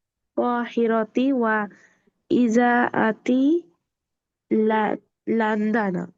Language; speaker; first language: Arabic; non-native, learner; Bangla